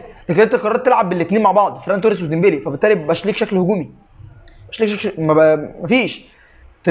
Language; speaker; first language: Arabic; native; Arabic